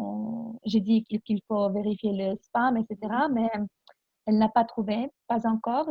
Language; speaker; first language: French; non-native, fluent; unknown